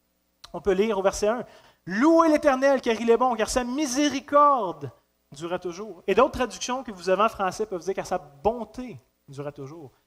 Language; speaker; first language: French; native; French